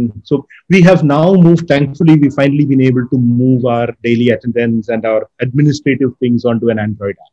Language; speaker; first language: English; non-native, local second language; Malayalam